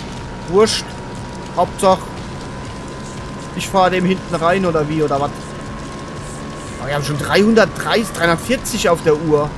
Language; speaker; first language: German; native; German